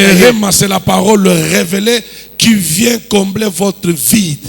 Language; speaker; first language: French; non-native, local second language; Lingala